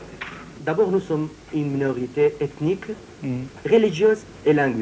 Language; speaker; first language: French; non-native, fluent; Syriac